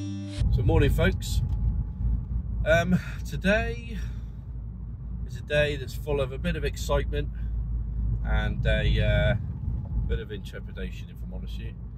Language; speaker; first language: English; native; English